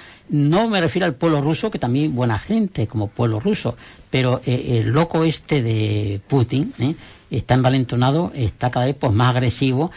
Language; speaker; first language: Spanish; native; Spanish